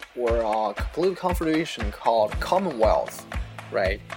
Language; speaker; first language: English; non-native, fluent; Chinese